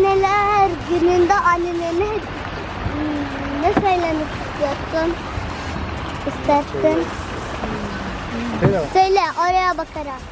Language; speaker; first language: Turkish; early bilingual, other home language; Arabic